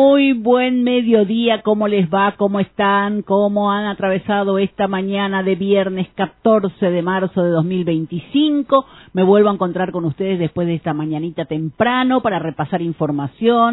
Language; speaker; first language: Spanish; native; Spanish